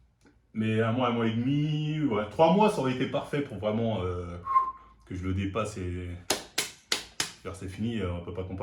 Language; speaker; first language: French; native; French